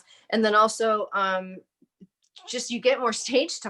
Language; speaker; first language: English; native; English